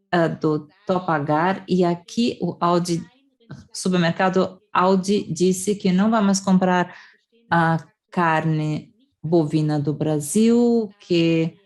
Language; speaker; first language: Portuguese; non-native, fluent; German